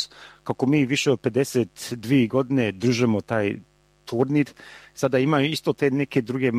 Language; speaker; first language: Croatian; early bilingual, heritage; Croatian